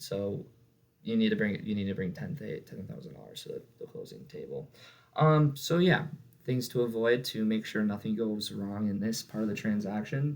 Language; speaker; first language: English; native; English